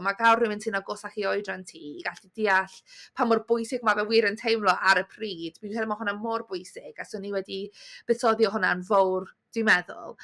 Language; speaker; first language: Welsh; native; Welsh